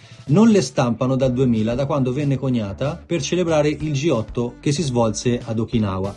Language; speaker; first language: Italian; native; Italian